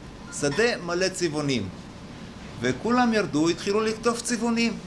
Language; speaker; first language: Hebrew; early bilingual, other home language; Yiddish